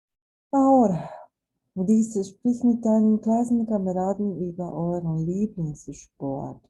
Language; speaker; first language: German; non-native, fluent; Spanish